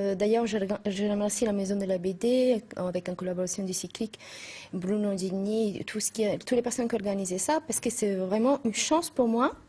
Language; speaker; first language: French; non-native, fluent; Italian